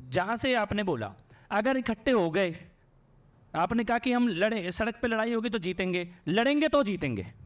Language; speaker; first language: Hindi; native; Hindi